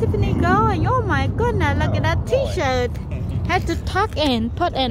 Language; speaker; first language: English; non-native, fluent; Vietnamese